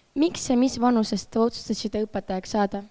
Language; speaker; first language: Estonian; native; Estonian